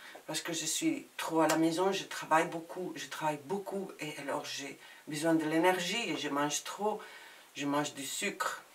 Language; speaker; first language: French; non-native, fluent; Spanish